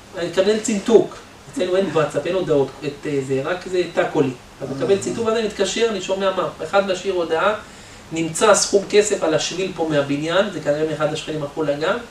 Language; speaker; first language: Hebrew; native; Hebrew